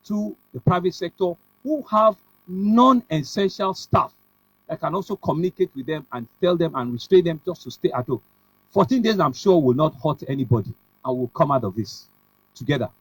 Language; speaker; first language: English; non-native, local second language; Yoruba